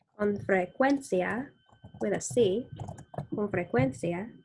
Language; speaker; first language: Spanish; non-native, fluent; English